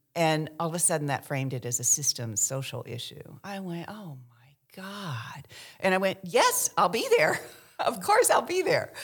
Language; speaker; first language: English; early bilingual, other home language; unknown